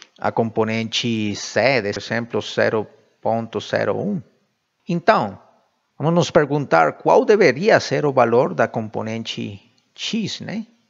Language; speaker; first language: Portuguese; non-native, fluent; Spanish